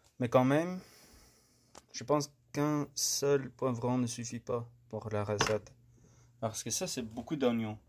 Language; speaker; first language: French; non-native, fluent; English